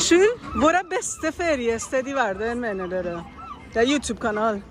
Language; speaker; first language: Norwegian; non-native, learner; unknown